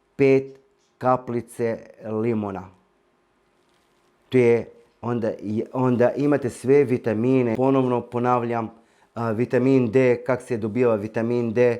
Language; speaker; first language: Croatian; non-native, fluent; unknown